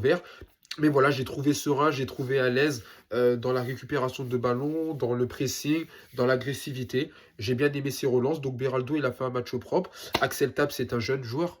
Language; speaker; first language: French; native; French